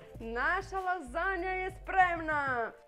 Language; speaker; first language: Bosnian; non-native, learner; Russian